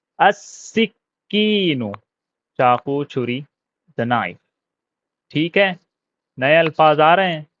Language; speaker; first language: Urdu; native; Urdu